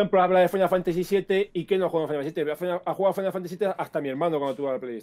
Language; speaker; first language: Spanish; native; Spanish